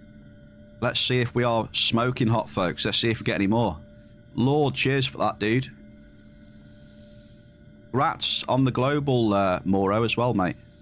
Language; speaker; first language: English; native; English